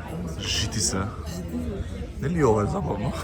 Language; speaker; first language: Macedonian; native; Macedonian